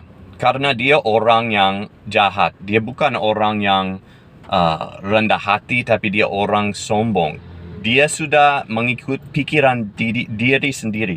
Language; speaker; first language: Indonesian; non-native, fluent; English